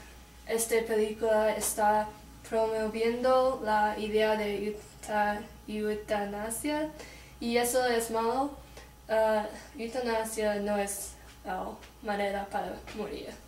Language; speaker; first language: Spanish; non-native, learner; English